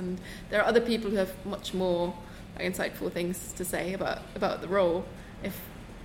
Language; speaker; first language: English; non-native, fluent; German